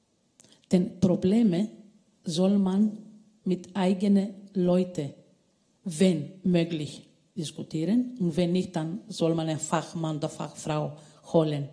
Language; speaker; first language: German; non-native, fluent; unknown